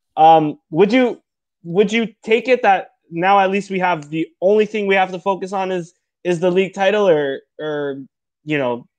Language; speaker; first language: English; early bilingual, other home language; Portuguese